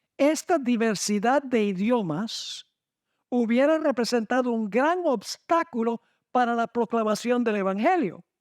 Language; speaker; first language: Spanish; non-native, fluent; English